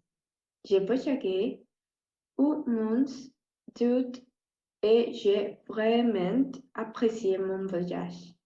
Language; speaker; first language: French; non-native, learner; Spanish